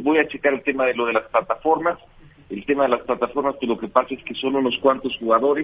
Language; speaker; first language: Spanish; native; Spanish